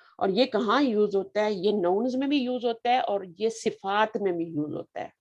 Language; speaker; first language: Urdu; native; Urdu